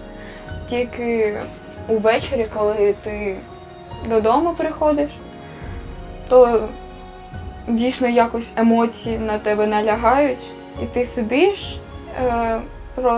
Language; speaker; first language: Ukrainian; native; Ukrainian